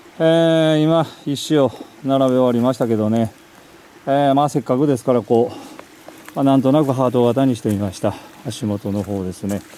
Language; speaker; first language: Japanese; native; Japanese